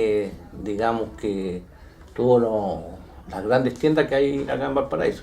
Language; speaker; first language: Spanish; native; Spanish